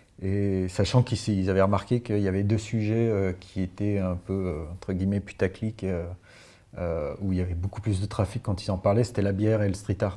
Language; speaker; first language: French; native; French